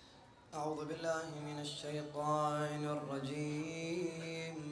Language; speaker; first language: Arabic; native; Arabic